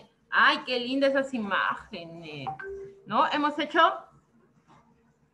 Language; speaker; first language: Spanish; native; Spanish